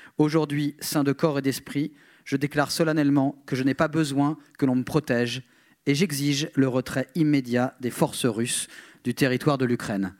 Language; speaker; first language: French; native; French